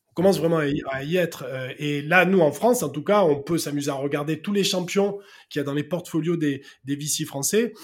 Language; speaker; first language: French; native; French